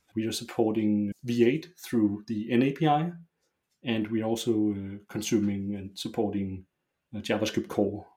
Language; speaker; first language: English; non-native, fluent; Danish